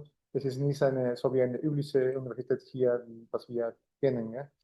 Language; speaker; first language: German; non-native, fluent; Spanish